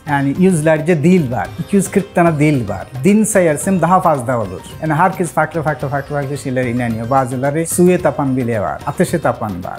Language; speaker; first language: Turkish; non-native, fluent; Bangla